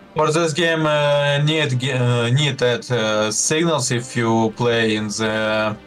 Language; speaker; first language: English; non-native, learner; Russian